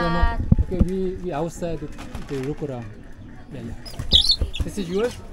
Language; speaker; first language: English; non-native, learner; Korean